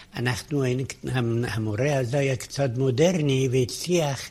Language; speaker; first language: Hebrew; non-native, fluent; Persian